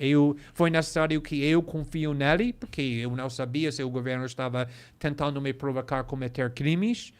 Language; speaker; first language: Portuguese; non-native, fluent; English